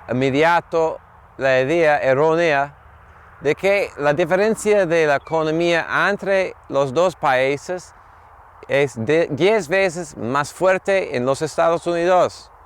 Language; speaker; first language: Spanish; non-native, fluent; English